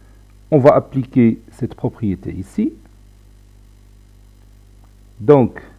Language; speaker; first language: French; non-native, local second language; Arabic